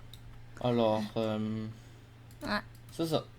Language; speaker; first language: French; native; French